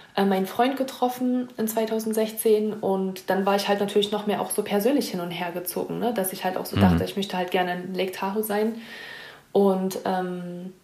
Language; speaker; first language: German; native; German